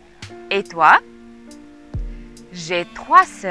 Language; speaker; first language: French; non-native, fluent; Russian